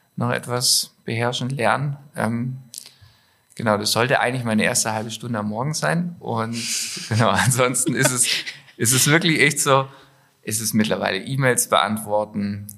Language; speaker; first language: German; native; German